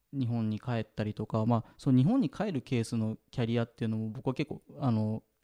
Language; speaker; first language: Japanese; native; Japanese